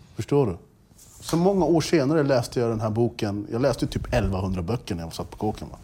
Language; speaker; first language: Swedish; early bilingual, other home language; English